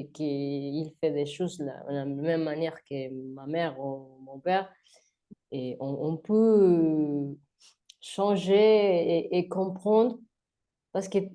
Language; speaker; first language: French; non-native, learner; Spanish